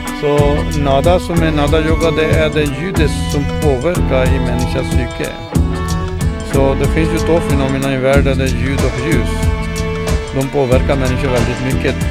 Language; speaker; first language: Swedish; non-native, fluent; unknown